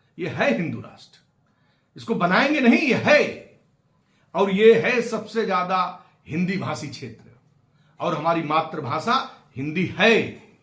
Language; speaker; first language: Hindi; native; Hindi